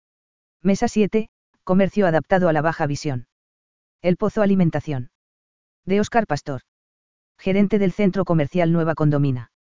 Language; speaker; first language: Spanish; native; Spanish